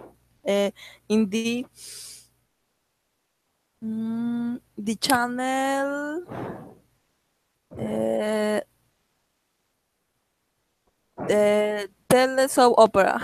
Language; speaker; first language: English; non-native, learner; Spanish